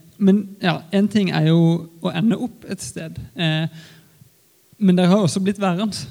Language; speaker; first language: Norwegian; native; Norwegian